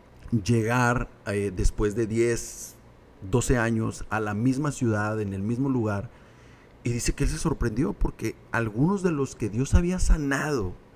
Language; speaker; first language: Spanish; native; Spanish